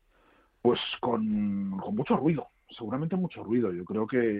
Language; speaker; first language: Spanish; native; Spanish